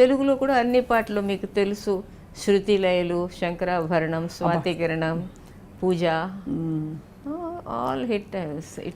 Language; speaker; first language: Telugu; non-native, local second language; Tamil